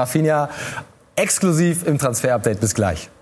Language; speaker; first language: German; native; German